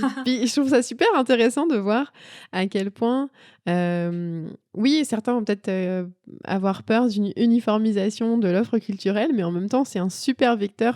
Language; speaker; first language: French; native; French